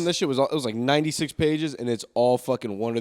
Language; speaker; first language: English; native; English